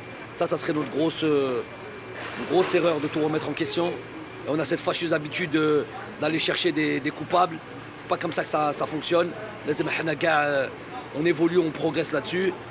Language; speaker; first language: French; native; French